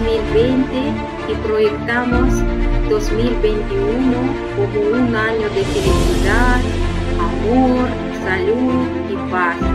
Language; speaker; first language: Spanish; non-native, fluent; Russian